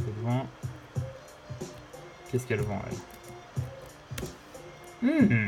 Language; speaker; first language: French; native; French